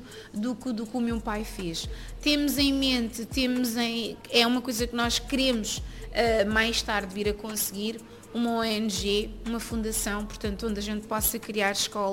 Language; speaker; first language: Portuguese; native; Portuguese